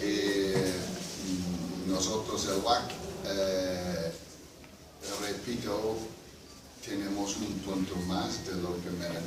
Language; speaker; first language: Spanish; non-native, fluent; English